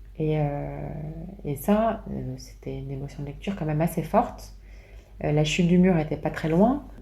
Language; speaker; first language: French; native; French